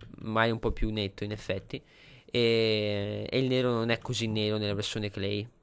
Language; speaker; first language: Italian; native; Italian